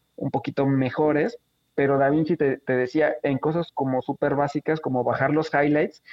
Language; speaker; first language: Spanish; native; Spanish